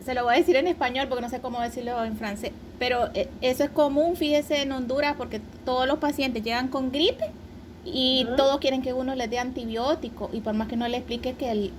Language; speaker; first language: Spanish; native; Spanish